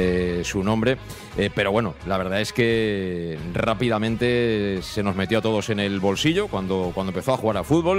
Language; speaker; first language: Spanish; native; Spanish